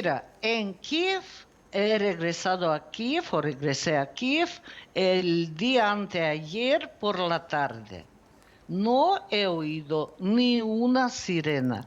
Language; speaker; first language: Spanish; non-native, fluent; Ukrainian